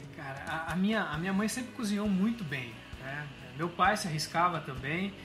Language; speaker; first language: Portuguese; native; Portuguese